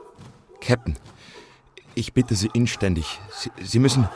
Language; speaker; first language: German; native; German